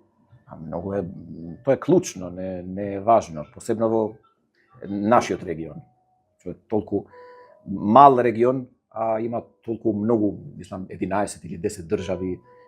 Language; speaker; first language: Macedonian; non-native, fluent; Albanian